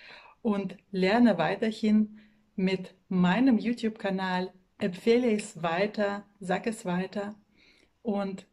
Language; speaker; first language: German; non-native, fluent; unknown